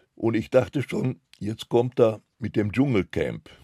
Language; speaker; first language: German; non-native, local second language; Polish